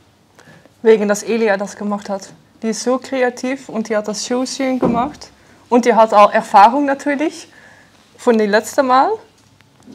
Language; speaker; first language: German; non-native, fluent; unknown